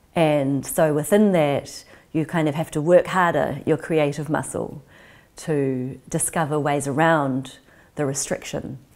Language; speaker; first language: English; native; English